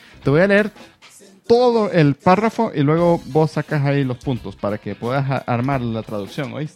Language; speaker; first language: Spanish; native; Spanish